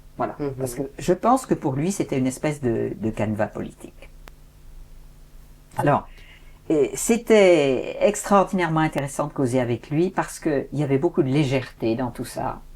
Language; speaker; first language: French; native; French